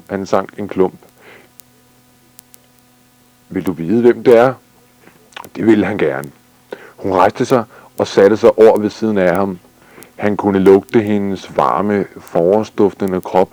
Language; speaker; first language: Danish; native; Danish